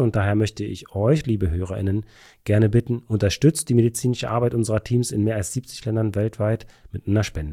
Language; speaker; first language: German; native; German